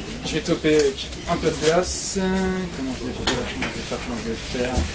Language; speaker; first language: French; non-native, fluent; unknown